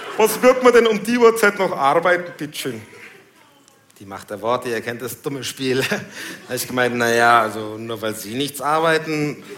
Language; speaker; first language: German; early bilingual, other home language; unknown